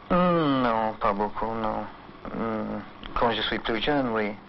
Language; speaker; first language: French; non-native, learner; English